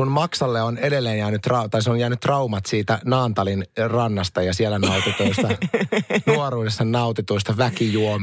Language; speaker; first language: Finnish; native; Finnish